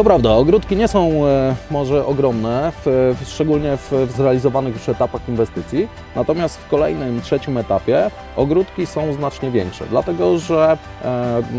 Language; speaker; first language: Polish; native; Polish